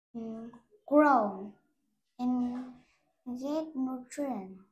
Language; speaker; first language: English; non-native, learner; Vietnamese